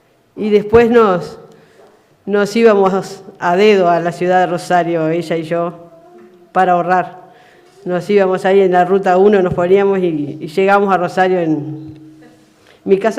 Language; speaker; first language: Spanish; native; Spanish